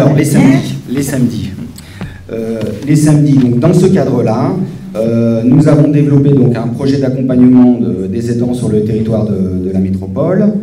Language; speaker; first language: French; native; French